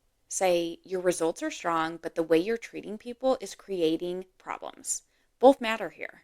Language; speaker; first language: English; native; English